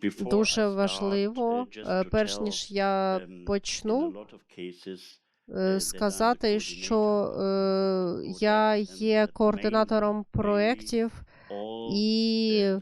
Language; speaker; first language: Ukrainian; non-native, learner; German